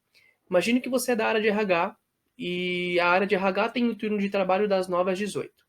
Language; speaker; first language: Portuguese; native; Portuguese